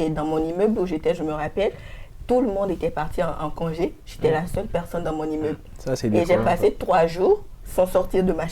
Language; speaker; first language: French; non-native, local second language; Ewe